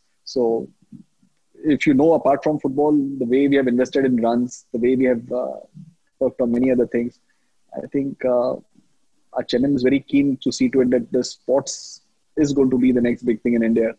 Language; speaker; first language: English; non-native, local second language; Hindi